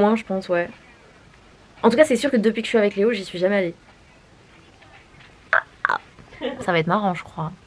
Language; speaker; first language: French; native; French